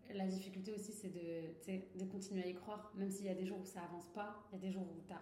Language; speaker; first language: French; non-native, local second language; Arabic